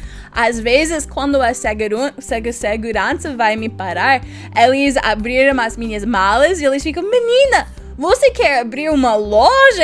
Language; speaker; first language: Portuguese; non-native, learner; English